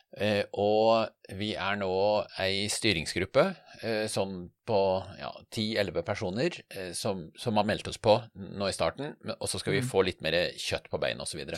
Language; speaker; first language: Norwegian; native; Norwegian